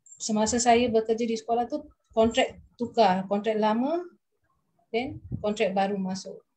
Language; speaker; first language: Malay; non-native, local second language; Tamil